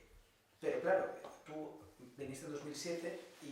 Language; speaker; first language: Spanish; native; Spanish